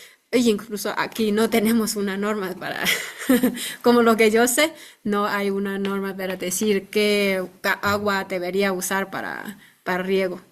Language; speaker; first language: Spanish; non-native, fluent; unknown